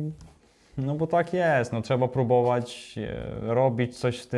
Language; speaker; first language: Polish; non-native, fluent; Ukrainian